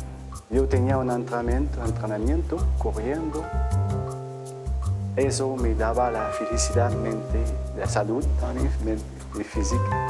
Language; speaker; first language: Spanish; non-native, learner; French